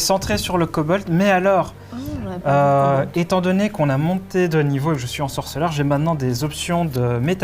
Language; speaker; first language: French; native; French